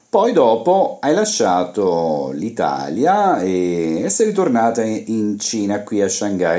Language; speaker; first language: Italian; native; Italian